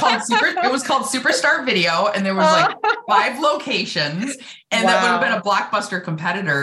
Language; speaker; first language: English; native; English